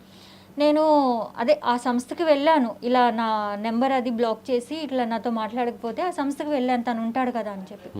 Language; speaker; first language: Telugu; native; Telugu